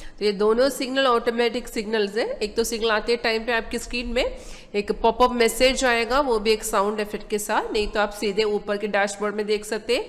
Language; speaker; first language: Hindi; non-native, local second language; Malayalam